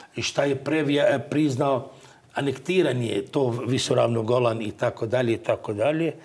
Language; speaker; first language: Croatian; non-native, fluent; Arabic